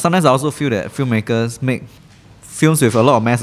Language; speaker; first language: English; native; English